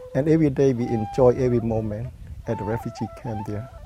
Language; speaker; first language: English; non-native, fluent; Khmer